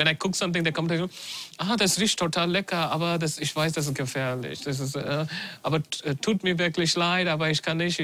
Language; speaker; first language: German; non-native, learner; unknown